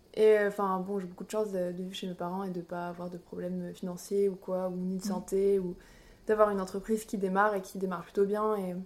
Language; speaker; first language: French; native; French